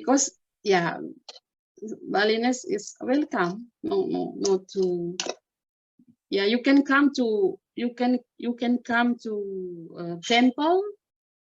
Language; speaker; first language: English; non-native, learner; Indonesian